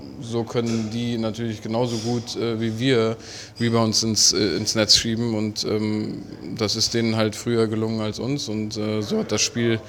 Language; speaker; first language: German; native; German